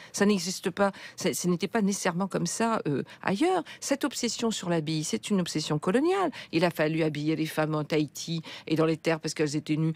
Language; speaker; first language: French; native; French